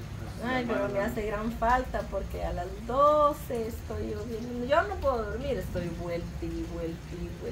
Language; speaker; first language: Spanish; native; Spanish